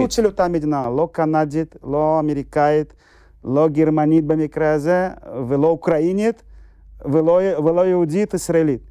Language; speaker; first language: Hebrew; non-native, fluent; Russian